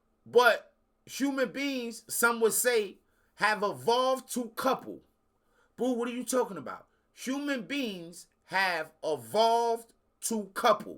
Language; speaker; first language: English; native; English